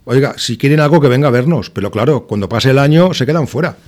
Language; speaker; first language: Spanish; native; Spanish